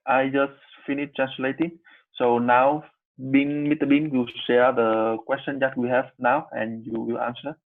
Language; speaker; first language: English; non-native, fluent; Vietnamese